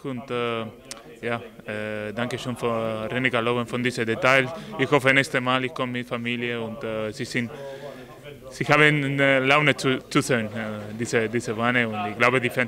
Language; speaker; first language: German; non-native, learner; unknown